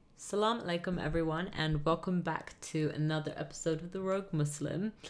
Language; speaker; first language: English; native; English